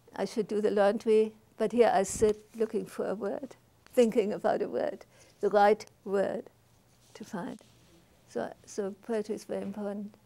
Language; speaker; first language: English; non-native, fluent; German